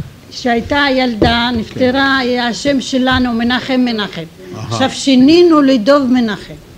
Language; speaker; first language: Hebrew; non-native, fluent; Arabic